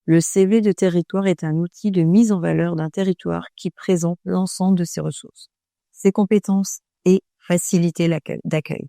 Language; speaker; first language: French; native; French